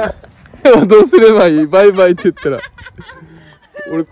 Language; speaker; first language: Japanese; native; Japanese